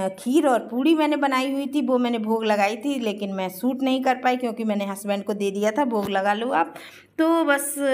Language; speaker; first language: Hindi; native; Hindi